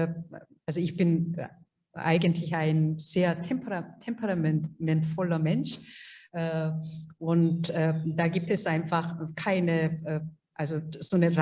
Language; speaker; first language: German; non-native, fluent; Korean